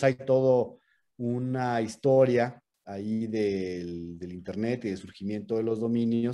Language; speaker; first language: Spanish; native; Spanish